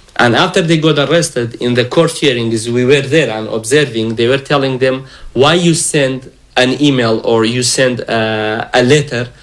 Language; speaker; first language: English; non-native, fluent; Kurdish